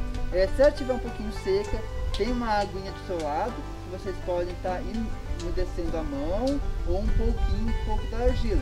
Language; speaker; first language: Portuguese; native; Portuguese